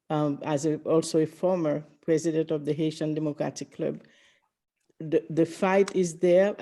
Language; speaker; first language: English; early bilingual, other home language; Haitian Creole